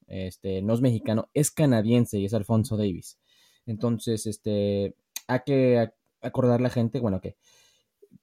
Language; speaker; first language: Spanish; early bilingual, heritage; Spanish